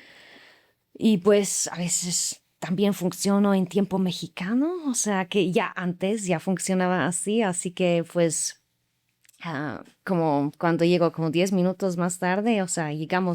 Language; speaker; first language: Spanish; non-native, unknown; Slovak